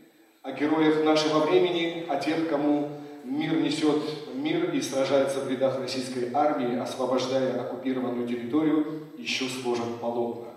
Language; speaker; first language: Russian; native; Russian